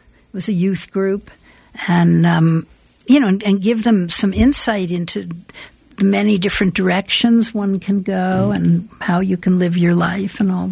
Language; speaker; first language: English; native; English